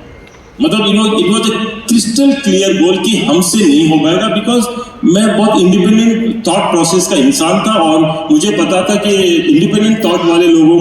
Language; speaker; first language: Hindi; native; Hindi